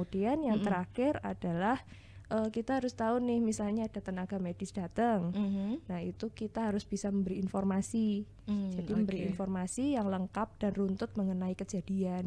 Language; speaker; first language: Indonesian; native; Indonesian